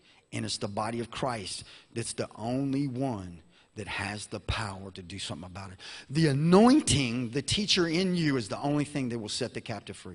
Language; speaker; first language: English; native; English